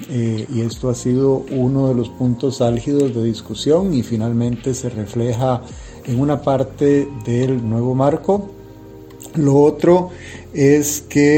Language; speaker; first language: Spanish; native; Spanish